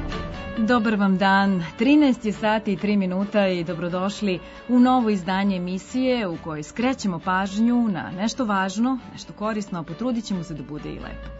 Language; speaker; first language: Serbian; native; Serbian